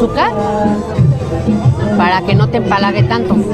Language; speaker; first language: Spanish; native; Spanish